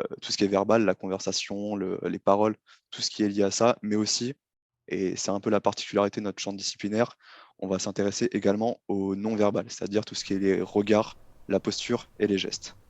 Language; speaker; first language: French; native; French